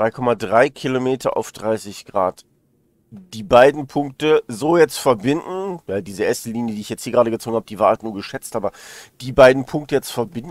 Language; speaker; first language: German; native; German